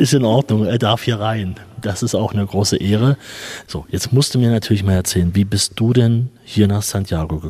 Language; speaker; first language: German; native; German